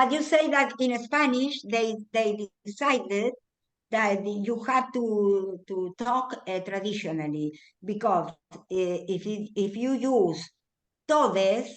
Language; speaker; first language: English; non-native, learner; Spanish